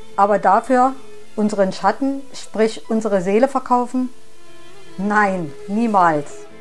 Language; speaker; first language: German; native; German